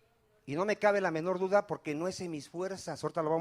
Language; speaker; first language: Spanish; native; Spanish